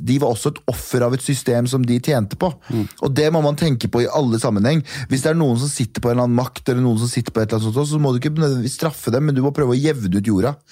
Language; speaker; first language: Norwegian; early bilingual, other home language; Kurdish